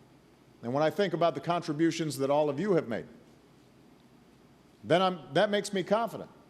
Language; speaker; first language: English; native; English